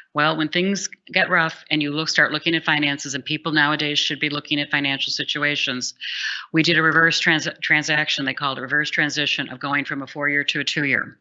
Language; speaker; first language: English; native; English